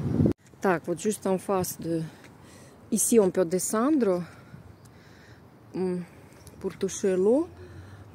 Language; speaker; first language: French; non-native, fluent; Russian